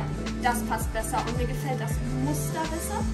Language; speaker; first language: German; non-native, learner; English